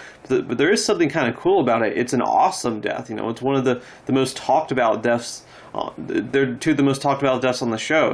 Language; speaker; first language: English; native; English